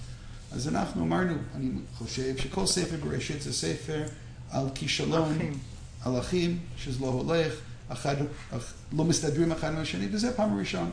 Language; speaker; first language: Hebrew; non-native, fluent; English